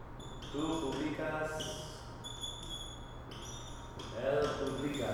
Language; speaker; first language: Spanish; non-native, learner; English